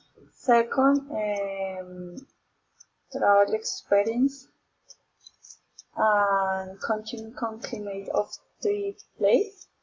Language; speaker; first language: English; non-native, learner; Spanish